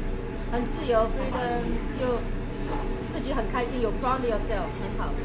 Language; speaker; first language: Chinese; native; Chinese